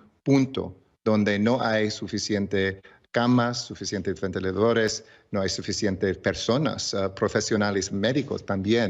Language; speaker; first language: Spanish; early bilingual, heritage; English